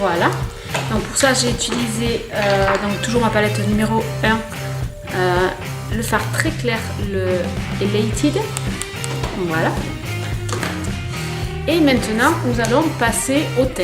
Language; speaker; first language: French; native; French